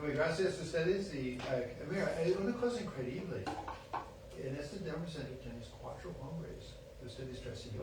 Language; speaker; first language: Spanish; non-native, learner; English